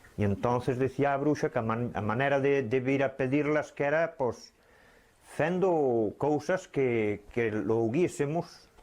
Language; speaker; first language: Spanish; non-native, local second language; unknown